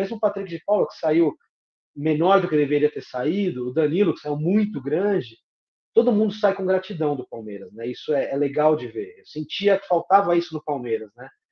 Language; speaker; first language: Portuguese; native; Portuguese